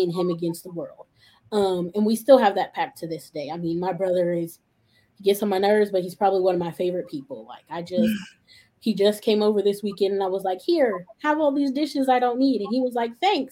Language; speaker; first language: English; native; English